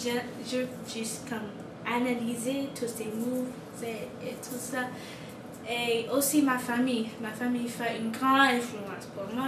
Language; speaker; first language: French; non-native, local second language; English